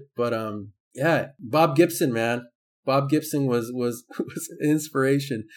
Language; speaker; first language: English; native; English